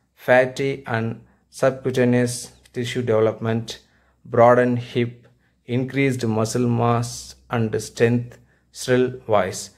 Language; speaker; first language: English; non-native, local second language; Tamil